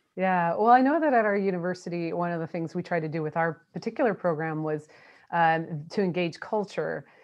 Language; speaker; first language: English; native; English